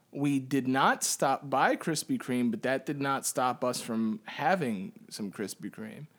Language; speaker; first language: English; early bilingual, heritage; Spanish